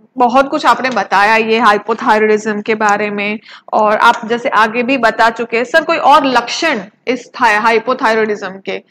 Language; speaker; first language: Hindi; non-native, local second language; Gujarati